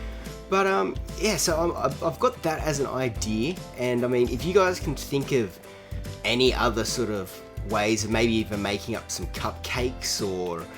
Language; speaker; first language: English; native; English